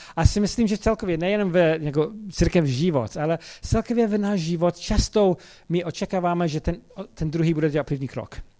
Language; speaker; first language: Czech; non-native, fluent; English